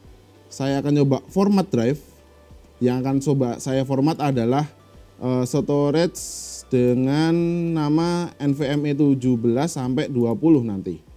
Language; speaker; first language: Indonesian; native; Indonesian